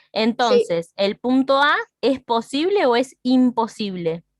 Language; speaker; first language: Spanish; native; Spanish